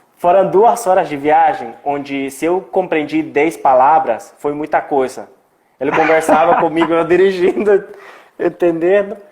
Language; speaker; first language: Portuguese; non-native, fluent; Spanish